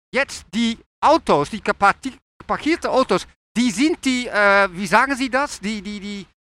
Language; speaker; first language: German; non-native, learner; Dutch